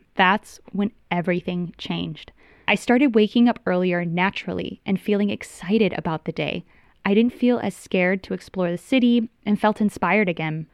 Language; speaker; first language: English; native; English